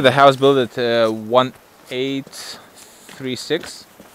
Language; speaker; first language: English; non-native, learner; Lithuanian